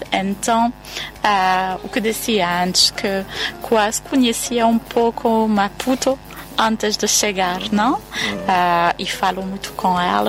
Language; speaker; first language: Portuguese; non-native, fluent; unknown